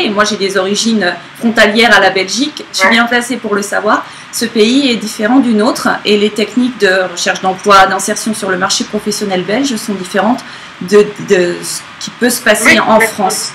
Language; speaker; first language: French; native; French